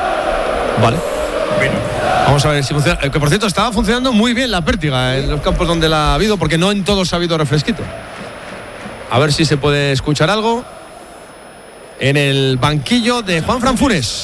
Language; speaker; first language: Spanish; native; Spanish